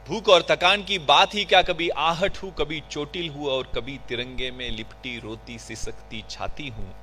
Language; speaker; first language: Hindi; non-native, local second language; Marathi